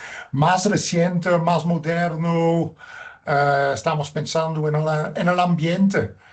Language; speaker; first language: Spanish; non-native, fluent; Dutch